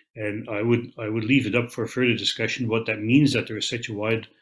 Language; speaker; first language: English; non-native, fluent; Dutch